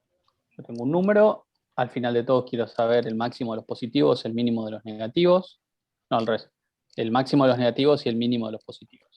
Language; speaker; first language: Spanish; native; Spanish